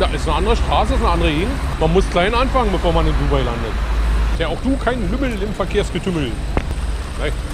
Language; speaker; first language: German; native; German